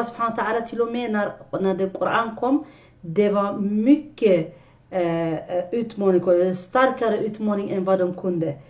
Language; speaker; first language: Swedish; non-native, fluent; Arabic